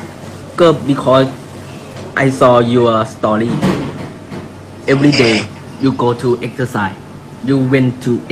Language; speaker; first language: English; non-native, learner; Thai